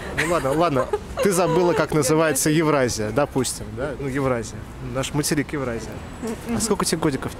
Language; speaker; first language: Russian; native; Russian